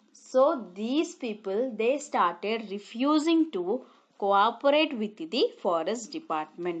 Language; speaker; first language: English; non-native, local second language; Telugu